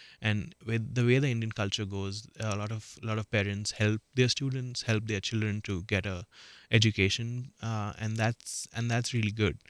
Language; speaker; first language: English; non-native, local second language; Marathi